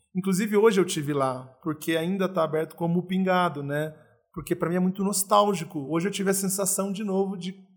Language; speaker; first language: Portuguese; native; Portuguese